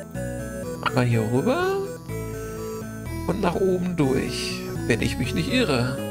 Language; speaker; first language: German; native; German